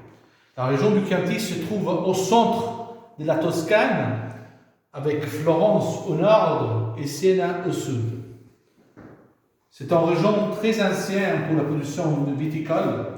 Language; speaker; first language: French; non-native, fluent; Italian